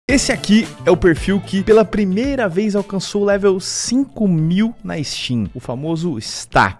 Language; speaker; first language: Portuguese; native; Portuguese